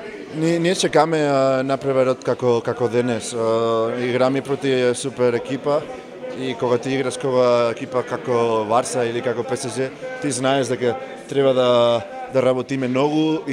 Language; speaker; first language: Macedonian; non-native, learner; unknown